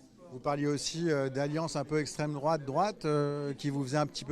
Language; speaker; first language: French; native; French